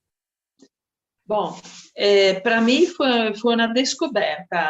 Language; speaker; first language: Portuguese; non-native, fluent; Italian